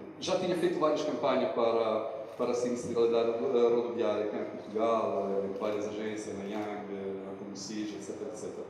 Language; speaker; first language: Portuguese; non-native, fluent; Italian